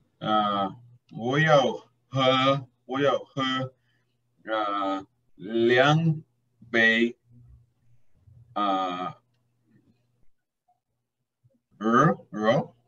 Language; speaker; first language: Chinese; non-native, learner; Spanish